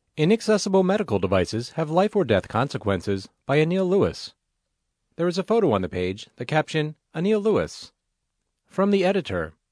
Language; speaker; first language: English; native; English